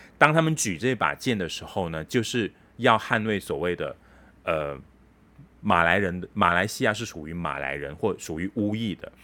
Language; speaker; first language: Chinese; native; Chinese